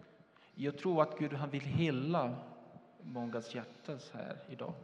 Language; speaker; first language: Swedish; non-native, fluent; Portuguese